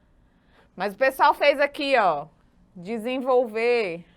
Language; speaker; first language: Portuguese; native; Portuguese